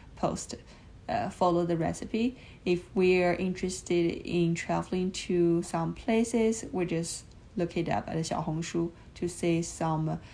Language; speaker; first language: English; non-native, fluent; Chinese